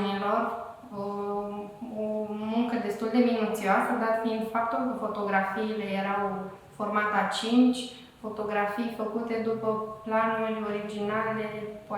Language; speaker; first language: Romanian; native; Romanian